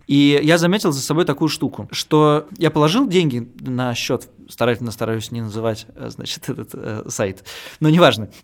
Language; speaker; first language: Russian; native; Russian